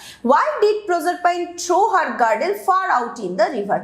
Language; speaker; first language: English; non-native, local second language; Bangla